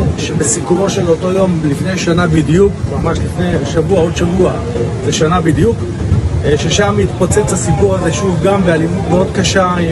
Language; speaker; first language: Hebrew; native; Hebrew